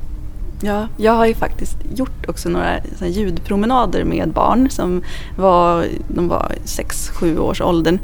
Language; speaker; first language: Swedish; native; Swedish